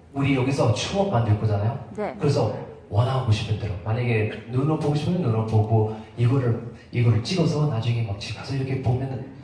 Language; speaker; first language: Korean; non-native, fluent; English